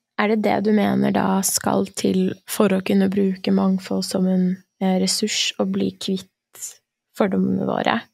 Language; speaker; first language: Norwegian; early bilingual, other home language; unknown